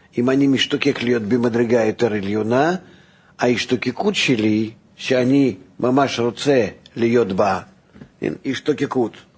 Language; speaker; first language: Hebrew; non-native, fluent; Russian